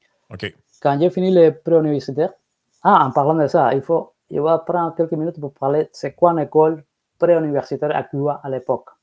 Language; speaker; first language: French; non-native, fluent; Spanish